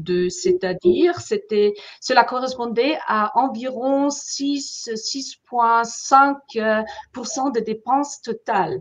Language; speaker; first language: French; non-native, fluent; German